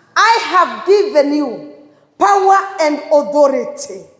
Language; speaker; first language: English; non-native, local second language; Swahili